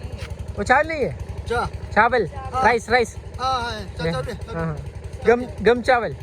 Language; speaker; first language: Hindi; non-native, local second language; Malayalam